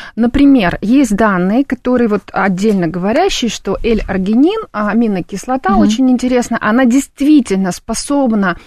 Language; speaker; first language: Russian; native; Russian